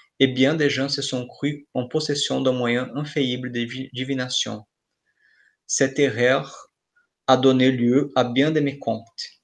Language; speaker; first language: French; non-native, fluent; Portuguese